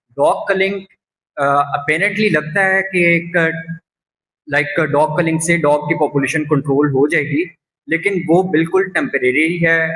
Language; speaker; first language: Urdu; non-native, local second language; Punjabi